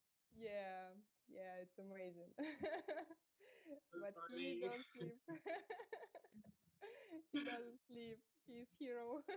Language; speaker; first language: English; non-native, fluent; Russian